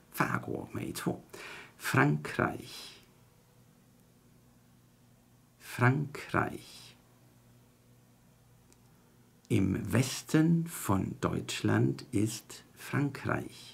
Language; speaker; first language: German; non-native, fluent; Chinese